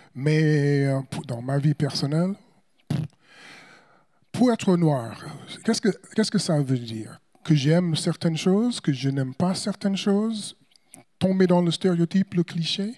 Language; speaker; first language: French; non-native, fluent; English